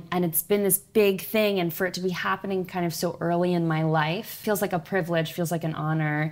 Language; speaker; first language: English; native; English